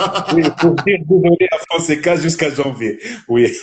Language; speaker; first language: French; non-native, local second language; Arabic